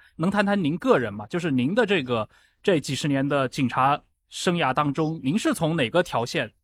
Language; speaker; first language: Chinese; native; Chinese